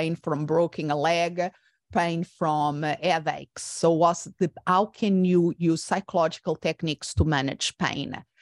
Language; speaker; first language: English; non-native, fluent; Portuguese